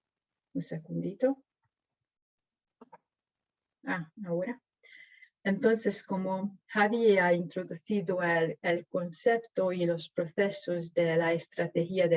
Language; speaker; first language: Spanish; non-native, fluent; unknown